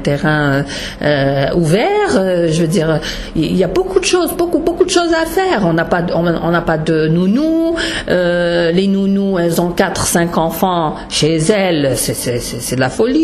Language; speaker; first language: French; non-native, local second language; Arabic